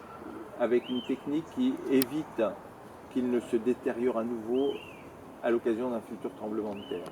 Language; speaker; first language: French; native; French